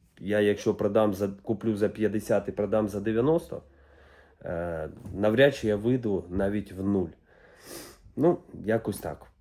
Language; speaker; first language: Ukrainian; native; Ukrainian